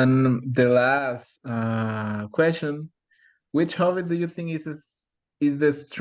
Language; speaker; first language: English; non-native, learner; Spanish